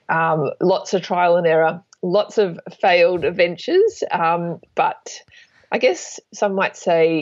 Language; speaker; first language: English; native; English